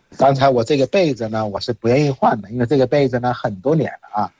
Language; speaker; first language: Chinese; non-native, fluent; Bangla